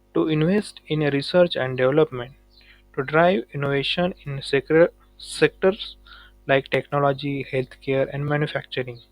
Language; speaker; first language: English; non-native, local second language; Marathi